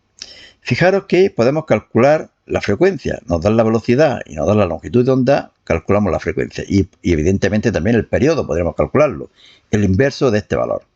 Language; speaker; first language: Spanish; native; Spanish